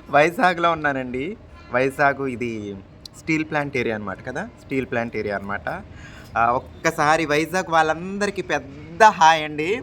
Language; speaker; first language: Telugu; native; Telugu